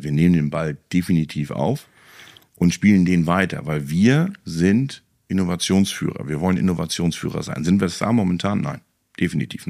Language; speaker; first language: German; native; German